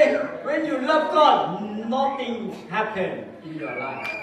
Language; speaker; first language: English; non-native, learner; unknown